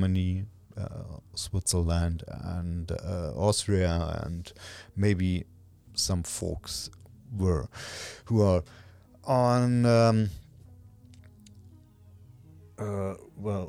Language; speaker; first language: English; non-native, learner; German